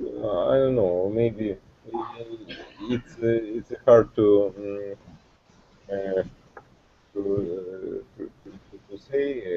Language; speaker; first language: English; non-native, learner; Russian